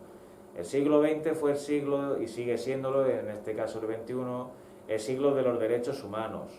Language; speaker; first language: Spanish; native; Spanish